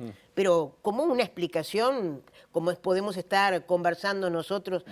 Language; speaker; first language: Spanish; native; Spanish